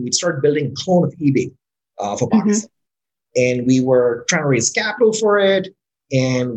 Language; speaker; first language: English; non-native, local second language; Urdu